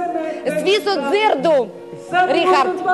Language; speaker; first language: Latvian; non-native, local second language; Russian